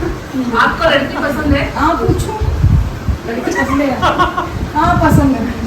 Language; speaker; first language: Hindi; non-native, local second language; Kannada